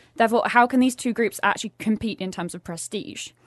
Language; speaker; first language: English; native; English